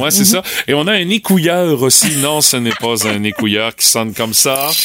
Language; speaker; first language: French; native; French